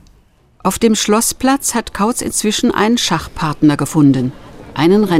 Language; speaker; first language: German; native; German